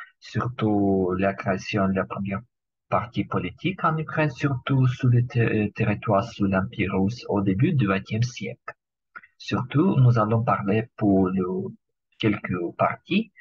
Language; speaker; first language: French; non-native, learner; Ukrainian